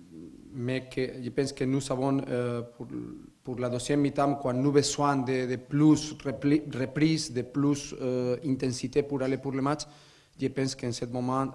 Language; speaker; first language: French; non-native, learner; Spanish